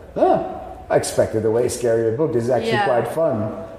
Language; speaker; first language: English; non-native, fluent; Dutch